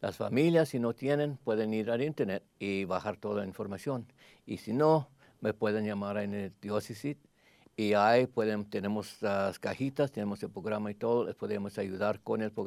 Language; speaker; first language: Spanish; early bilingual, heritage; Spanish